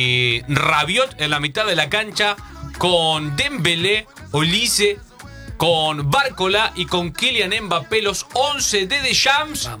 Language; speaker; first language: Spanish; native; Spanish